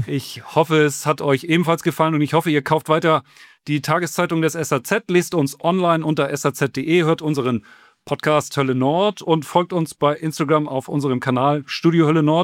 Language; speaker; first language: German; native; German